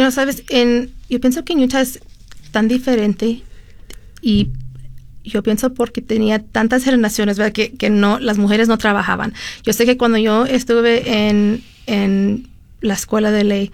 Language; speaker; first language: Spanish; early bilingual, heritage; Spanish